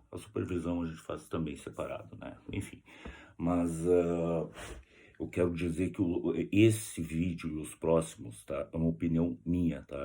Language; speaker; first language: Portuguese; native; Portuguese